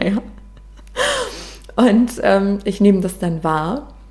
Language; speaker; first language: German; native; German